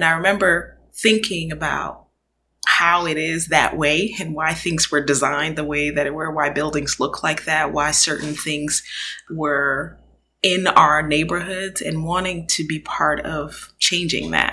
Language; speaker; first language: English; early bilingual, other home language; Akan